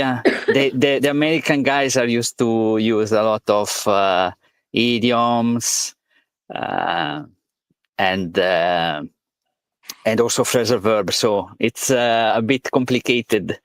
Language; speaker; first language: English; non-native, learner; Italian